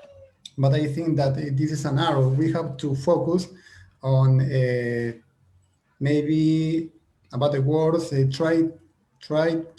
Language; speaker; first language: English; non-native, fluent; Spanish